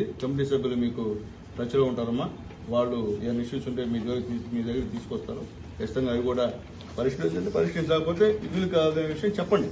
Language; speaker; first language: Telugu; native; Telugu